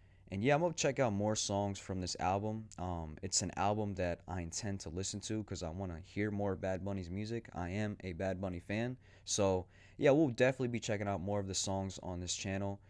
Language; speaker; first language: English; native; English